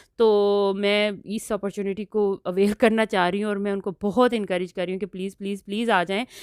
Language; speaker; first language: Urdu; non-native, local second language; Punjabi